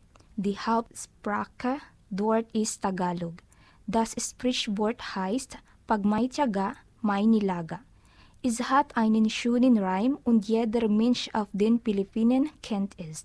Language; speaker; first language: German; non-native, learner; Filipino